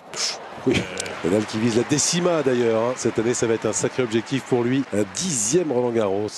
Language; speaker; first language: French; native; French